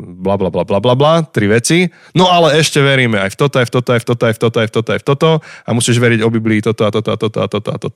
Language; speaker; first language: Slovak; native; Slovak